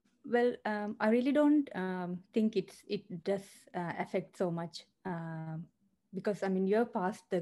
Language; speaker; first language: English; non-native, local second language; Sinhala